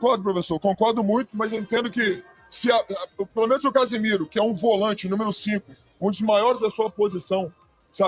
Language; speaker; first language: Portuguese; native; Portuguese